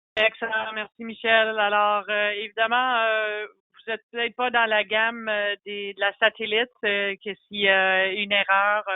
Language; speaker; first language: French; native; French